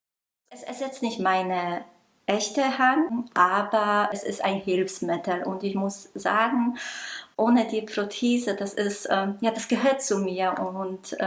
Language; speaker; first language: German; non-native, local second language; Polish